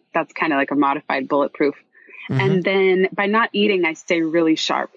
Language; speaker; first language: English; native; English